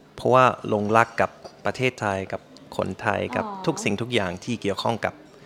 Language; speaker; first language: Thai; non-native, fluent; German